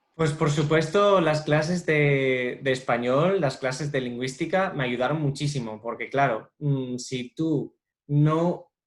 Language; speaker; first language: Spanish; non-native, fluent; English